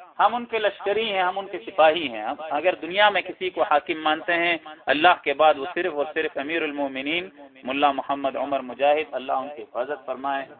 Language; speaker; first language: Urdu; non-native, local second language; Pashto